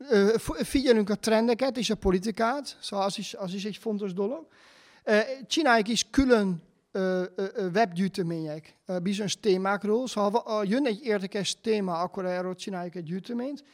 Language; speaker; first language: Hungarian; non-native, fluent; Dutch